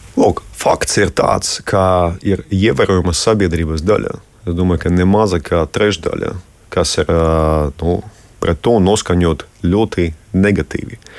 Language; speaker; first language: Latvian; non-native, local second language; Russian